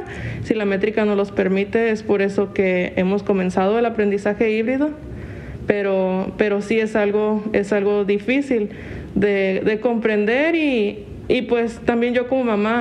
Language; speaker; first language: Spanish; native; Spanish